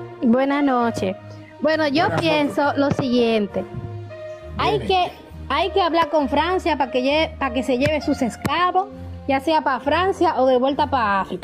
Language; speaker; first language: Spanish; native; Spanish